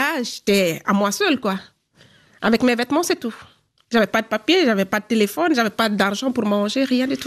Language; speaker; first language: French; non-native, local second language; Fula